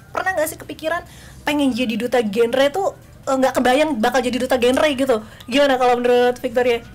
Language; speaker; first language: Indonesian; native; Indonesian